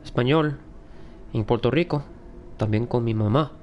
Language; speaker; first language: Spanish; early bilingual, heritage; Spanish